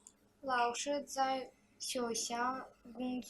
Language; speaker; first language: Chinese; non-native, learner; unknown